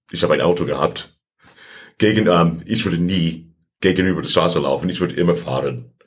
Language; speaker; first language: German; non-native, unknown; English